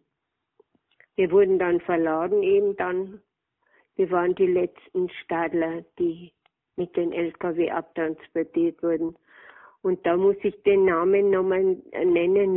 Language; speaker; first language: German; native; German